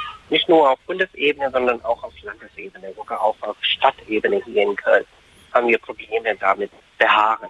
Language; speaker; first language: German; non-native, fluent; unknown